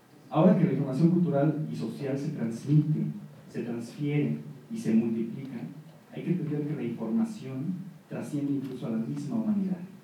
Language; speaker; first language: Spanish; native; Spanish